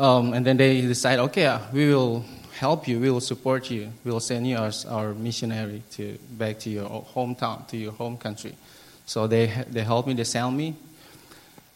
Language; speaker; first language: English; non-native, learner; Indonesian